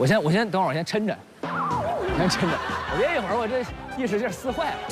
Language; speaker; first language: Chinese; native; Chinese